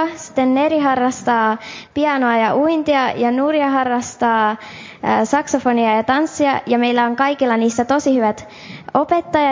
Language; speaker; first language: Finnish; early bilingual, heritage; Finnish